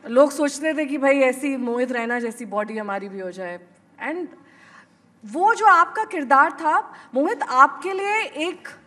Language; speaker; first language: Hindi; native; Hindi